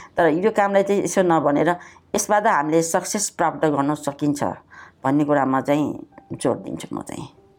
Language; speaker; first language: Nepali; non-native, local second language; Newari